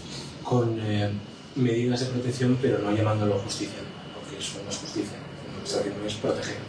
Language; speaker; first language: Spanish; native; Spanish